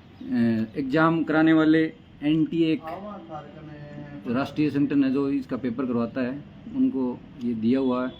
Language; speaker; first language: Hindi; native; Hindi